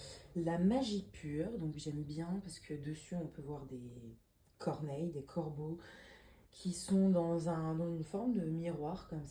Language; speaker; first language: French; native; French